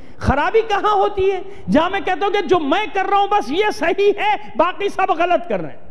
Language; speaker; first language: Urdu; native; Urdu